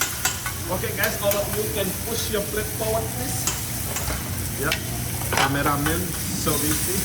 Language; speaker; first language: English; non-native, learner; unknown